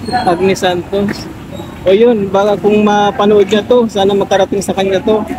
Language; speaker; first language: Filipino; native; Filipino